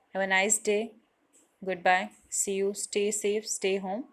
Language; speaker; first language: English; non-native, local second language; Gujarati